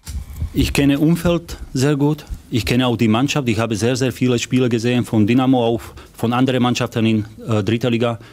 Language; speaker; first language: German; non-native, fluent; Slovak